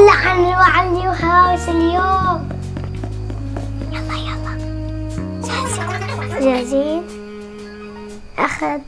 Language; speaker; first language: Arabic; native; Arabic